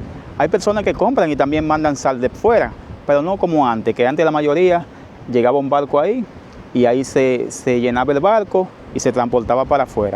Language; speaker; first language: Spanish; native; Spanish